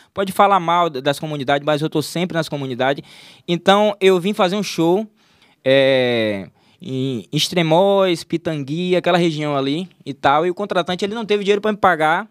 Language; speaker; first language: Portuguese; native; Portuguese